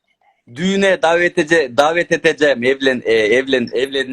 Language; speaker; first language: Turkish; non-native, learner; Kyrgyz